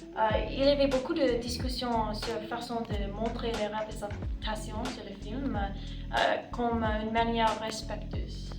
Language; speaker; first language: French; non-native, learner; English